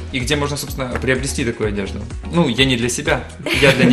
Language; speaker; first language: Russian; native; Russian